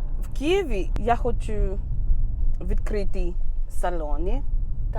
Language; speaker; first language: Ukrainian; non-native, learner; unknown